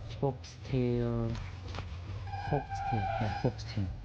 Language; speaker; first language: English; non-native, learner; Korean